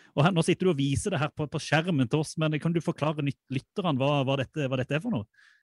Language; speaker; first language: Norwegian; native; Norwegian